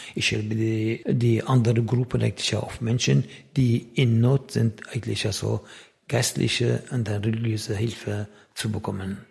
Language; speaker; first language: German; non-native, fluent; Arabic